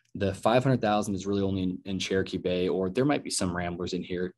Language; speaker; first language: English; native; English